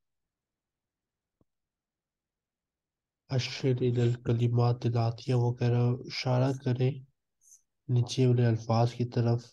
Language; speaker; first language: Urdu; native; Urdu